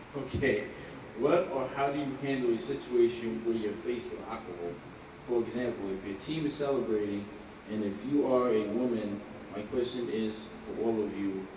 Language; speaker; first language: English; native; English